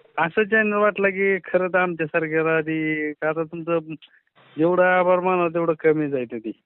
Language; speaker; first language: Marathi; native; Marathi